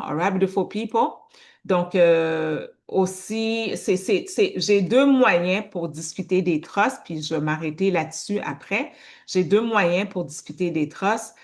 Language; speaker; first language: French; native; French